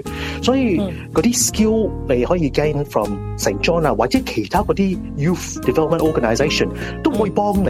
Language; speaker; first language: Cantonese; early bilingual, heritage; Cantonese